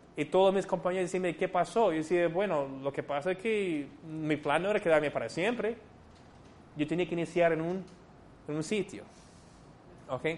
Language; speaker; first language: Spanish; non-native, fluent; English